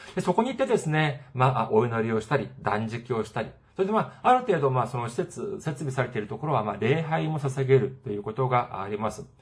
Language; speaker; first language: Japanese; non-native, fluent; Korean